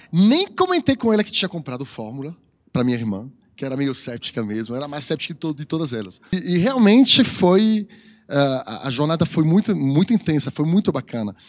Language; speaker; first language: Portuguese; non-native, fluent; French